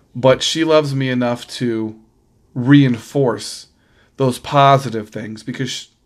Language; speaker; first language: English; native; English